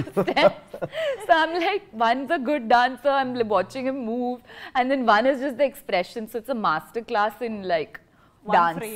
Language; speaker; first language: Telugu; non-native, local second language; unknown